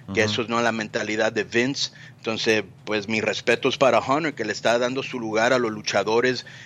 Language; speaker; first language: Spanish; early bilingual, heritage; Spanish